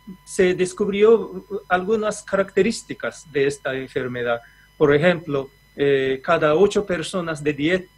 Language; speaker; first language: Spanish; non-native, fluent; Japanese